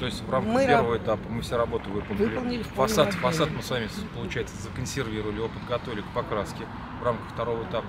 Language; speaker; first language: Russian; native; Russian